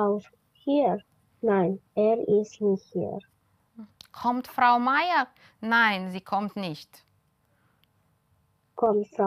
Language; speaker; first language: German; non-native, fluent; Romanian